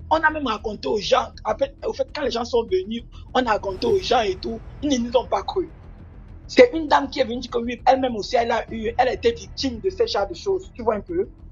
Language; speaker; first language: French; native; French